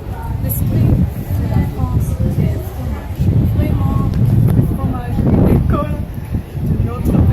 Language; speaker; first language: French; non-native, learner; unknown